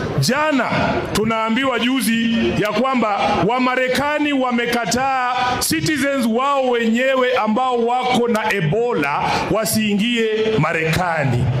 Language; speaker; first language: Swahili; native; Swahili